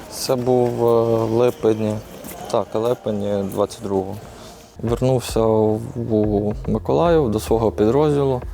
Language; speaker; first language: Ukrainian; native; Ukrainian